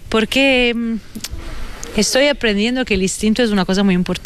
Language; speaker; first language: Spanish; non-native, fluent; Italian